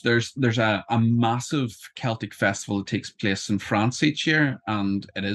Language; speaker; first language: English; native; English